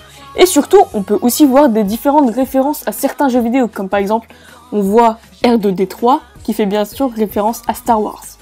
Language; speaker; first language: French; native; French